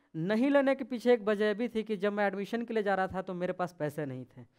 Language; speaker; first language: Hindi; native; Hindi